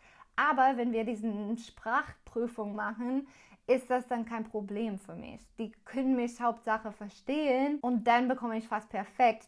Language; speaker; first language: German; non-native, learner; English